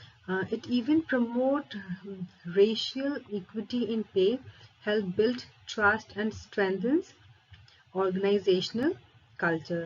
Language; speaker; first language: English; non-native, local second language; Hindi